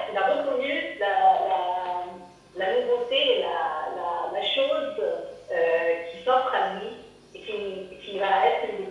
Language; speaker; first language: French; non-native, fluent; Arabic